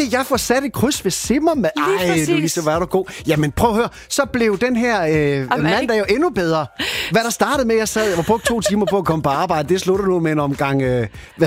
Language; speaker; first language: Danish; native; Danish